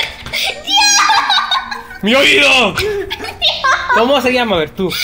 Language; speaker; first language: Spanish; native; Spanish